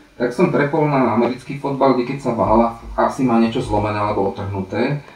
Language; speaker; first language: Slovak; non-native, local second language; Hungarian